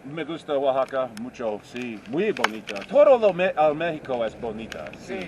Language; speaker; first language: Spanish; non-native, learner; English